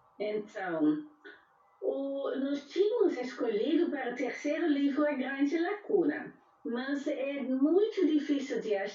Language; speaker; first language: Portuguese; non-native, fluent; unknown